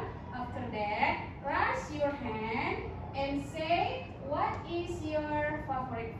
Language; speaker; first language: English; non-native, learner; Indonesian